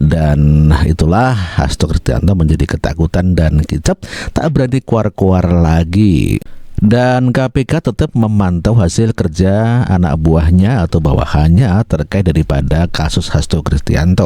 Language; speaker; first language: Indonesian; native; Indonesian